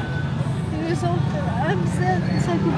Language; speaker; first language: English; non-native, learner; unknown